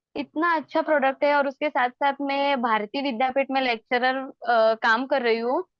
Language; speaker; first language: Hindi; non-native, local second language; Marathi